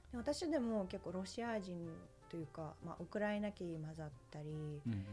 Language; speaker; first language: Japanese; non-native, fluent; Russian